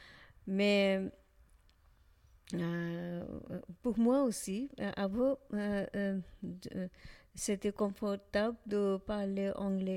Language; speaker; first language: French; non-native, learner; Bangla